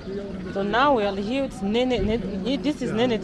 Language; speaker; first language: English; non-native, learner; French